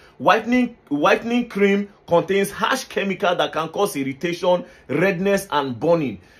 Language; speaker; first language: Nigerian Pidgin; native; Nigerian Pidgin